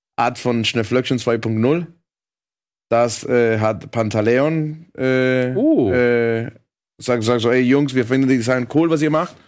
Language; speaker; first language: German; non-native, fluent; Spanish